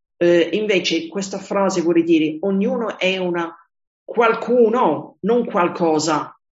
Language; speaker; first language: Italian; non-native, fluent; English